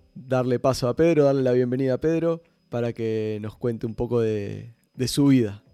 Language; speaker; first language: Spanish; native; Spanish